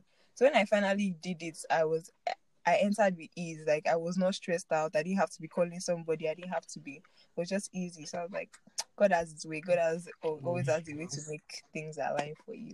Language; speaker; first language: English; non-native, local second language; Yoruba